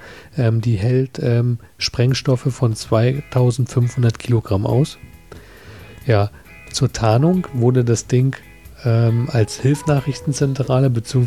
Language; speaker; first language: German; native; German